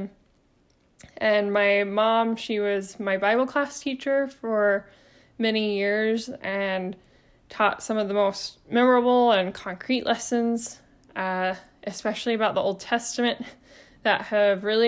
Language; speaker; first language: English; native; English